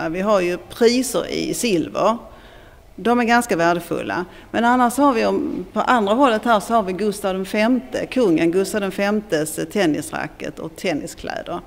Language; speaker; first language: Swedish; native; Swedish